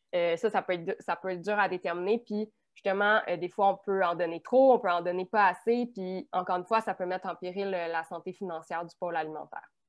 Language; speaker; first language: French; native; French